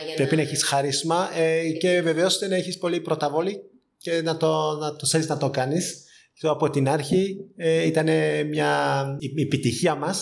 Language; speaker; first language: Greek; non-native, fluent; French